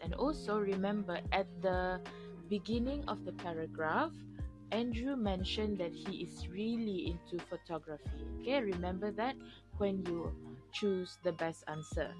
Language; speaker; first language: English; non-native, local second language; Malay